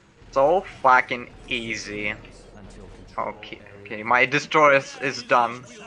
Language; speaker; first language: English; non-native, learner; Russian